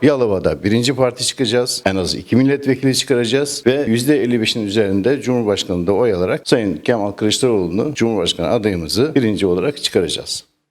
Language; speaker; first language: Turkish; native; Turkish